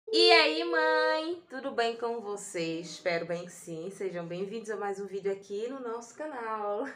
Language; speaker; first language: Portuguese; non-native, local second language; Kabuverdianu